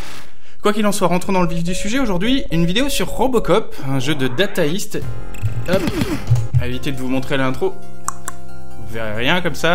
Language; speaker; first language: French; native; French